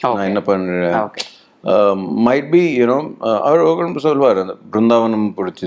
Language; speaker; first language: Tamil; non-native, learner; Telugu